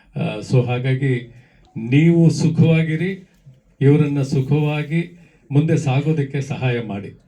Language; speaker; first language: Kannada; native; Kannada